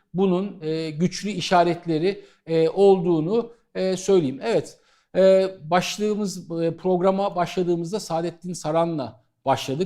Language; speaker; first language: Turkish; native; Turkish